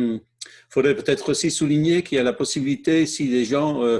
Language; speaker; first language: French; non-native, fluent; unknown